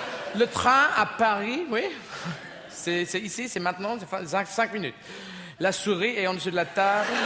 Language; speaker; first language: French; non-native, learner; English